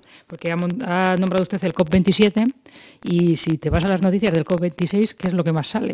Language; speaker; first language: Spanish; native; Spanish